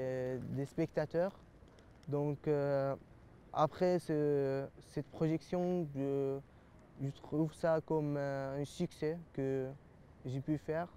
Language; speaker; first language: French; early bilingual, other home language; Arabic